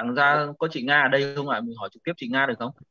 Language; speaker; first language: Vietnamese; native; Vietnamese